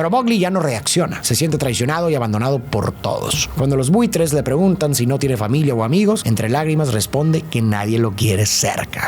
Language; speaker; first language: Spanish; native; Spanish